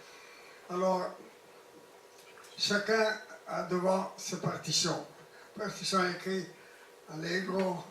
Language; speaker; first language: French; non-native, fluent; Italian